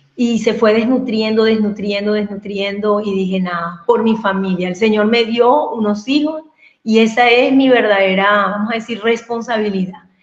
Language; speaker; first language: Spanish; native; Spanish